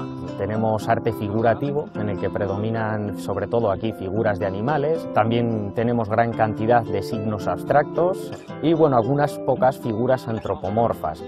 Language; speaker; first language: Spanish; native; Spanish